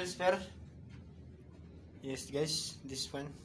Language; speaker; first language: English; non-native, learner; Filipino